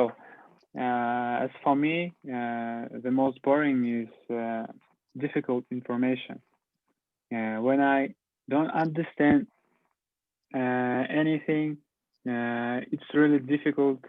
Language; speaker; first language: English; non-native, learner; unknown